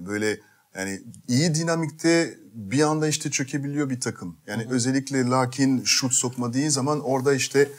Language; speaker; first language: Turkish; non-native, fluent; French